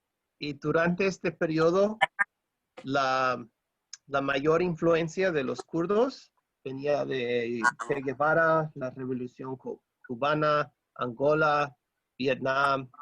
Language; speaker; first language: Spanish; non-native, fluent; English